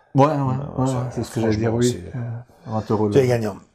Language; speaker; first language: French; native; French